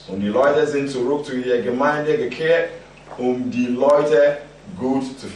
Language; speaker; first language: German; non-native, fluent; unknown